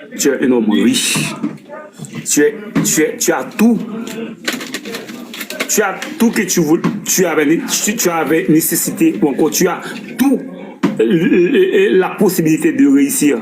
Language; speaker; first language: French; non-native, local second language; Haitian Creole